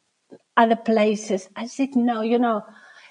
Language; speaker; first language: English; non-native, local second language; Afrikaans